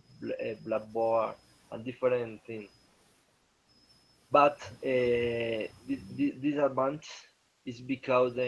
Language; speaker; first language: English; non-native, learner; Spanish